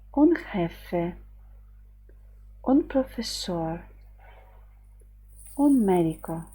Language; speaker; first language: Spanish; non-native, fluent; Ukrainian